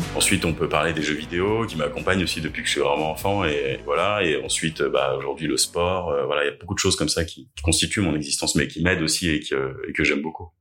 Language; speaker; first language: French; native; French